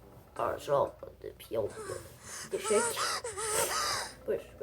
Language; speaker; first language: French; native; French